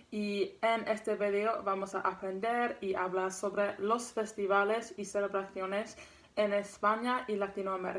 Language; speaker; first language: Spanish; non-native, learner; English